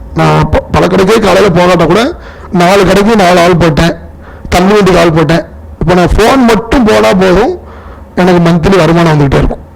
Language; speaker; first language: Tamil; non-native, local second language; Telugu